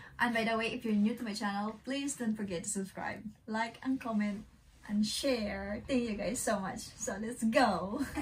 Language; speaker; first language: English; non-native, local second language; Filipino